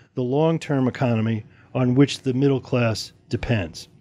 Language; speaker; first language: English; native; English